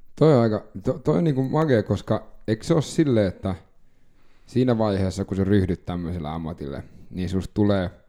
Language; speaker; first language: Finnish; non-native, local second language; Swedish